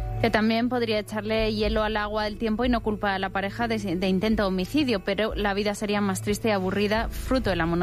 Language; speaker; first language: Spanish; native; Spanish